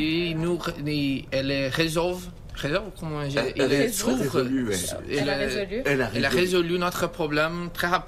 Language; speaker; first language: French; non-native, learner; Portuguese